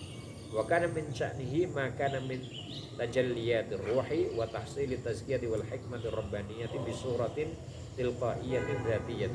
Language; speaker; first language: Arabic; non-native, fluent; Indonesian